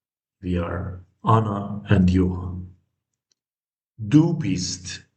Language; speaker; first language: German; non-native, fluent; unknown